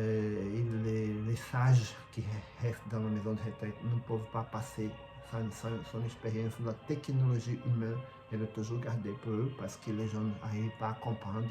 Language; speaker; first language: French; non-native, fluent; Portuguese